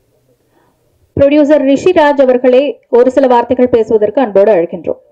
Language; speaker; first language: Tamil; native; Tamil